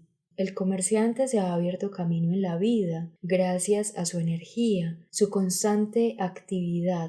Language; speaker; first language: Spanish; native; Spanish